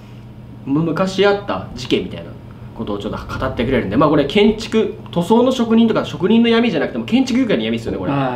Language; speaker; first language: Japanese; native; Japanese